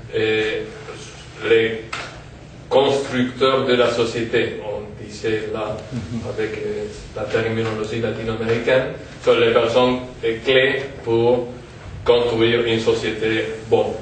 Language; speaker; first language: French; non-native, fluent; Spanish